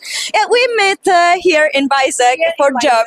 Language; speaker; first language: English; non-native, fluent; Italian